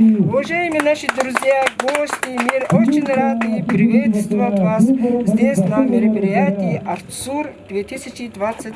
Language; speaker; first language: Russian; non-native, fluent; Mongolian